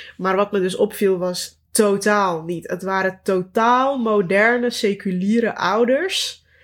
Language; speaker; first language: Dutch; early bilingual, other home language; Turkish